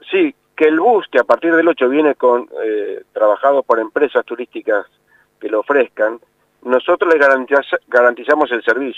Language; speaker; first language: Spanish; native; Spanish